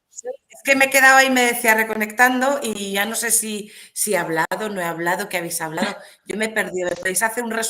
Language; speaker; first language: Spanish; native; Spanish